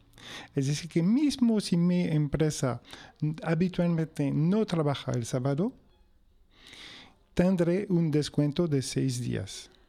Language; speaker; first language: Spanish; non-native, fluent; French